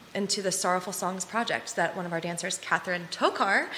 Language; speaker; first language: English; native; English